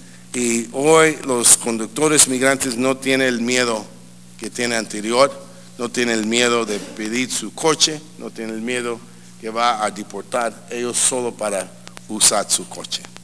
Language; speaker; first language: Spanish; early bilingual, heritage; English